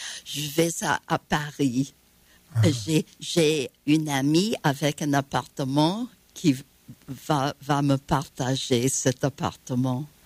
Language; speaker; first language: French; non-native, learner; English